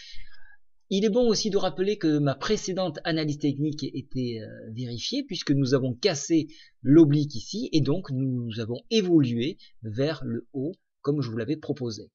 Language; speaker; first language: French; native; French